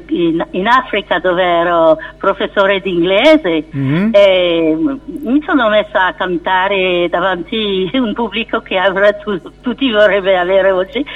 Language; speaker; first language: Italian; non-native, fluent; French